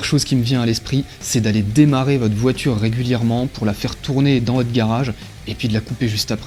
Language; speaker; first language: French; native; French